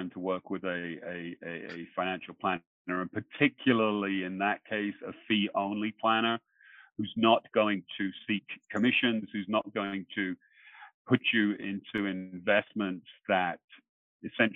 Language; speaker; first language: English; native; English